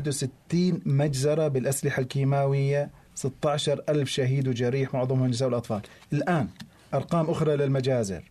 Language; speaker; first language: Arabic; native; Arabic